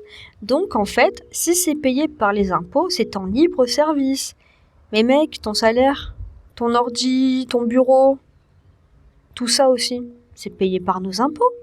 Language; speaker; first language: French; native; French